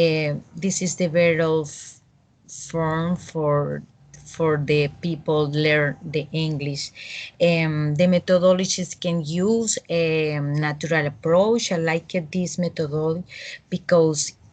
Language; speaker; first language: English; non-native, learner; Spanish